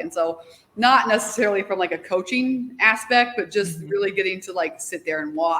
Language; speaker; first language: English; native; English